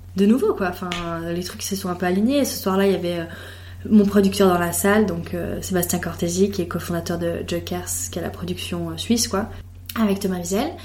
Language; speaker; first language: French; native; French